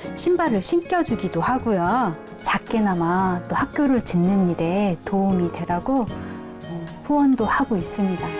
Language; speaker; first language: Korean; native; Korean